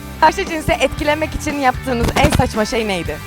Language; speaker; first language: Turkish; native; Turkish